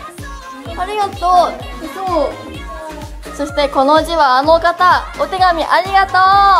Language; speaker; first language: Japanese; native; Japanese